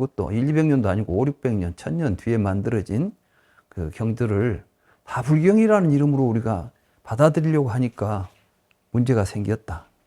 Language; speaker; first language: Korean; native; Korean